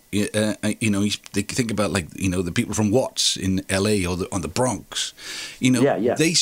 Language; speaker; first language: English; non-native, local second language; Welsh